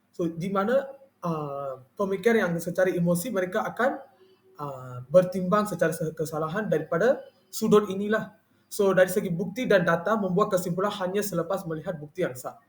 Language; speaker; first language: Malay; non-native, local second language; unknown